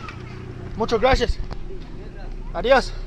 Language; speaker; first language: Spanish; non-native, learner; English